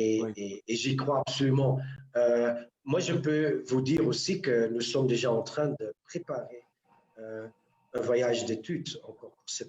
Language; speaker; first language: French; non-native, local second language; Dutch